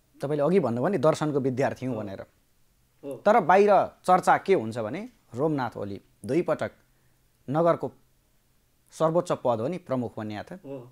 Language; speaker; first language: Nepali; native; Nepali